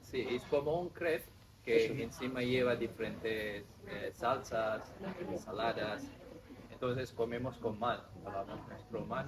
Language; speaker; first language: Spanish; non-native, fluent; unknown